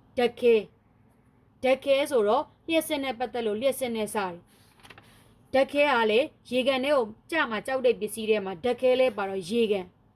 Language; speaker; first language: Burmese; native; Burmese